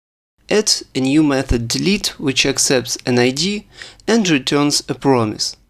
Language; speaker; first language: English; non-native, fluent; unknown